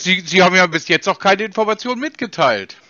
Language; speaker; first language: German; native; German